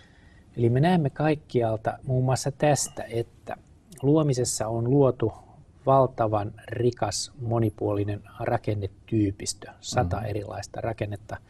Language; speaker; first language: Finnish; native; Finnish